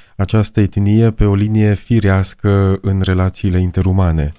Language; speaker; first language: Romanian; native; Romanian